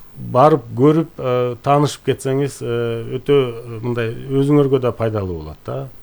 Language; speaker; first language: Kyrgyz; native; Kyrgyz